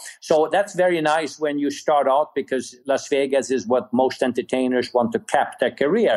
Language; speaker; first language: English; non-native, fluent; Swedish